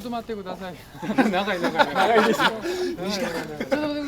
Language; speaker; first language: Japanese; non-native, learner; Korean